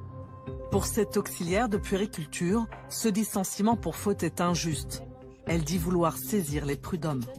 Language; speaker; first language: French; native; French